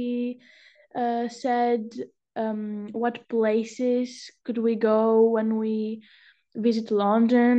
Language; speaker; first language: English; non-native, fluent; Greek